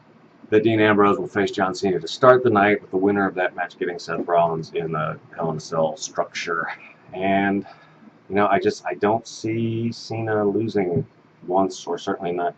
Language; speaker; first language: English; native; English